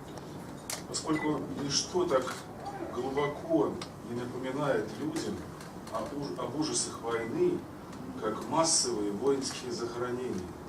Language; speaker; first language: Russian; native; Russian